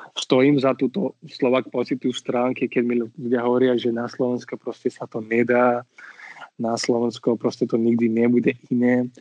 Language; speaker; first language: Slovak; non-native, fluent; Marathi